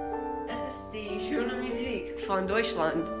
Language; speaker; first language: German; non-native, learner; English